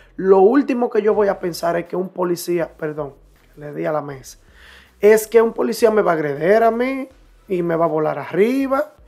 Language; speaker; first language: Spanish; native; Spanish